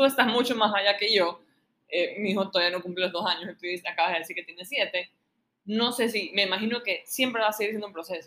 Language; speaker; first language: Spanish; native; Spanish